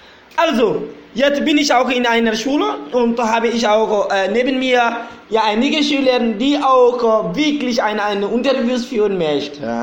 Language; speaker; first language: German; non-native, learner; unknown